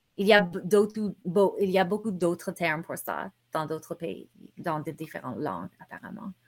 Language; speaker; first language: French; non-native, fluent; English